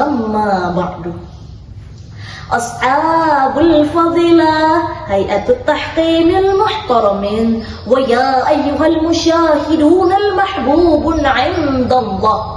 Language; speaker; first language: Arabic; non-native, learner; Indonesian